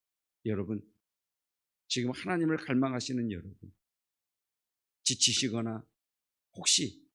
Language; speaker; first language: Korean; native; Korean